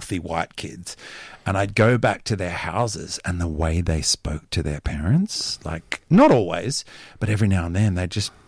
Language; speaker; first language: English; native; English